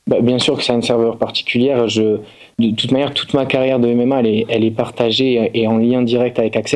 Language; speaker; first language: French; native; French